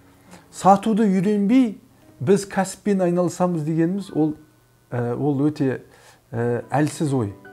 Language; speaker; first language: Kazakh; native; Kazakh